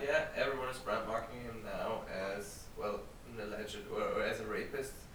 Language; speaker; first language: English; non-native, fluent; German